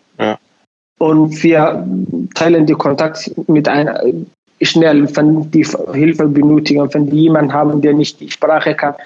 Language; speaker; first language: German; non-native, learner; Somali